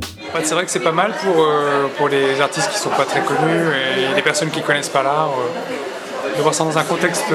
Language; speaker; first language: French; native; French